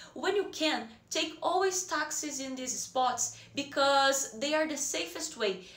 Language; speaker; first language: English; non-native, fluent; Portuguese